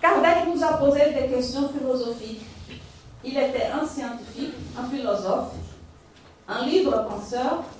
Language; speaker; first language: French; non-native, fluent; Portuguese